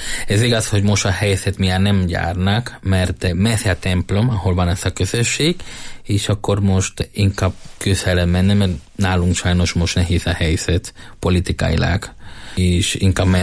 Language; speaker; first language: Hungarian; non-native, learner; Spanish